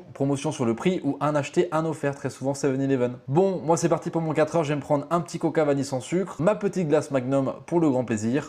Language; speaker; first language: French; native; French